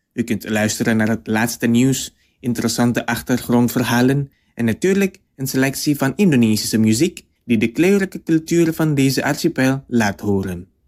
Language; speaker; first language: Dutch; non-native, fluent; Indonesian